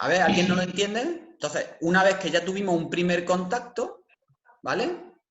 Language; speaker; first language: Spanish; native; Spanish